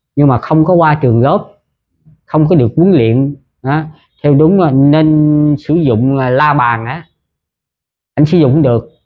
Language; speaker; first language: Vietnamese; early bilingual, heritage; Vietnamese